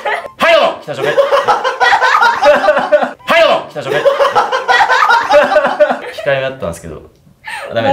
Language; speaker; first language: Japanese; native; Japanese